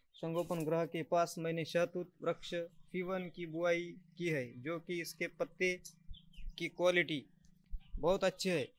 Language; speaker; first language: Hindi; non-native, local second language; Marathi